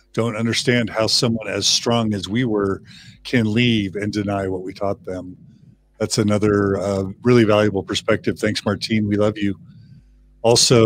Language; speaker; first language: English; native; English